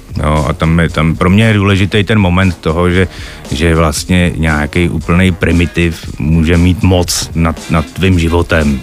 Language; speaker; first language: Czech; native; Czech